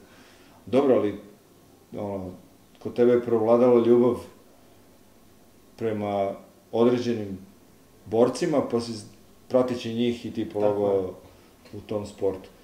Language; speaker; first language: Serbian; native; Serbian